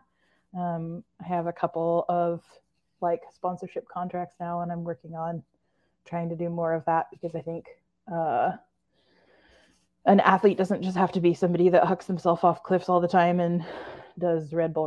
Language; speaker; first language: English; native; English